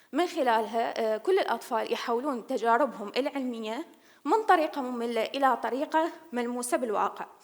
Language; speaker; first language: English; non-native, learner; Arabic